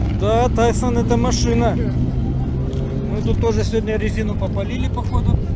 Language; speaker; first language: Russian; native; Russian